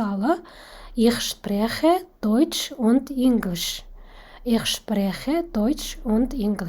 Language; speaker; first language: German; non-native, fluent; Kazakh